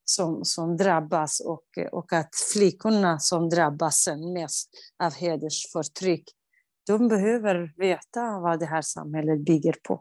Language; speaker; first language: Swedish; non-native, fluent; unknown